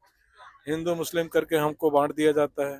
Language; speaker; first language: Hindi; native; Hindi